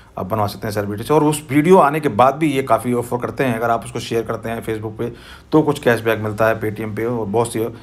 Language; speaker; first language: Hindi; native; Hindi